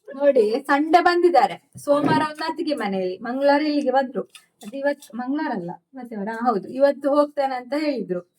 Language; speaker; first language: Kannada; native; Kannada